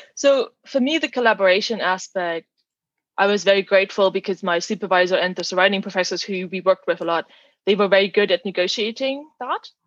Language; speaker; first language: English; non-native, fluent; German